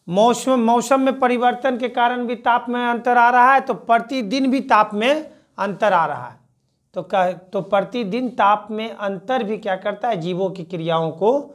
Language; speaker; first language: Hindi; native; Hindi